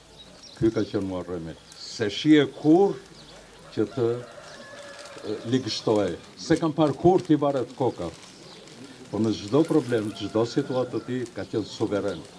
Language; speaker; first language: Albanian; native; Albanian